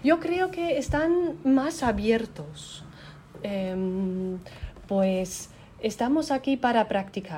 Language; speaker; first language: Spanish; non-native, fluent; German